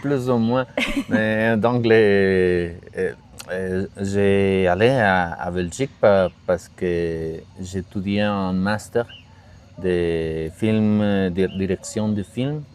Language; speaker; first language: French; non-native, learner; Spanish